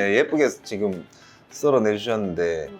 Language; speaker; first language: Korean; native; Korean